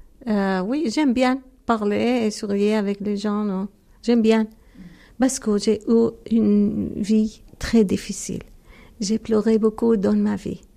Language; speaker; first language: French; non-native, learner; Arabic